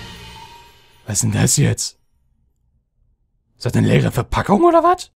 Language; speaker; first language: German; native; German